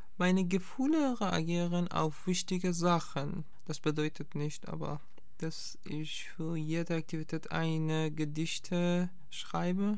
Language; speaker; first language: German; non-native, fluent; Persian